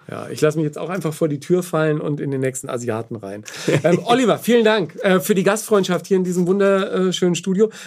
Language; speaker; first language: German; native; German